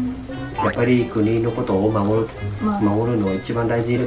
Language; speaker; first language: Japanese; non-native, fluent; Vietnamese